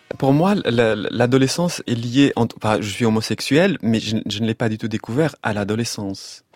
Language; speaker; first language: French; non-native, local second language; Arabic